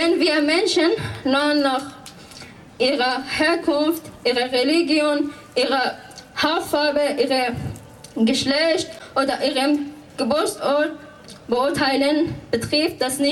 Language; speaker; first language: German; non-native, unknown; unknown